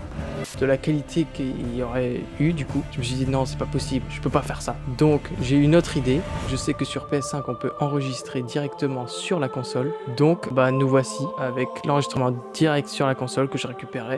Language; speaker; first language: French; native; French